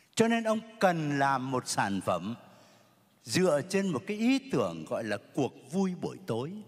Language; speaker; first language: Vietnamese; native; Vietnamese